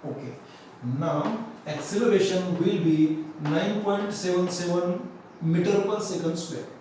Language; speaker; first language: English; non-native, local second language; Marathi